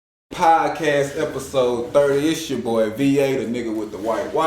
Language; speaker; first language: English; native; English